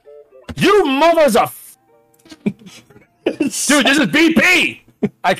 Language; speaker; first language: English; native; English